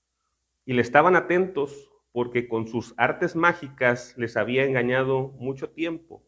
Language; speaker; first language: Spanish; native; Spanish